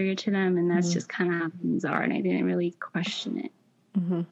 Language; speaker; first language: English; early bilingual, other home language; Spanish